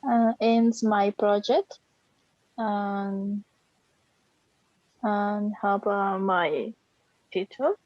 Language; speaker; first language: English; non-native, learner; Spanish